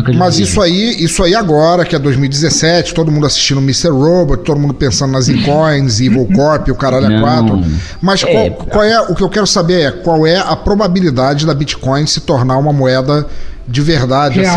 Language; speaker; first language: Portuguese; native; Portuguese